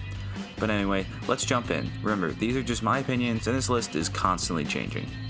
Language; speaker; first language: English; native; English